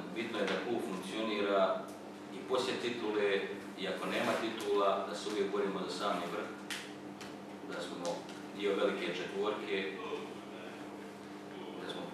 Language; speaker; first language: Croatian; native; Croatian